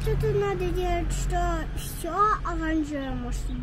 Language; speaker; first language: Russian; early bilingual, heritage; Russian